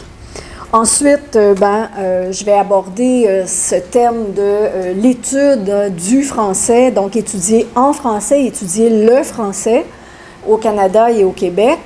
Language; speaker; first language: French; native; French